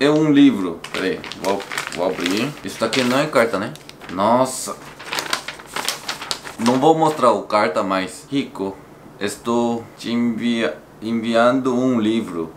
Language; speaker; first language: Portuguese; non-native, fluent; Korean